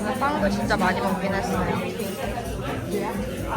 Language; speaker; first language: Russian; non-native, fluent; Korean